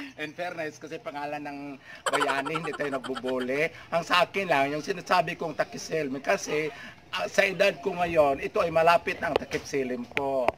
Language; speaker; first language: Filipino; non-native, local second language; Cebuano